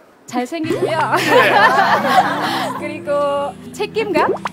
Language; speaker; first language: Korean; non-native, fluent; Indonesian